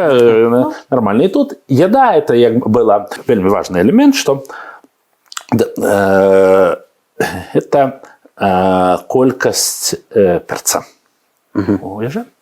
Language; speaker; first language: Belarusian; non-native, learner; Russian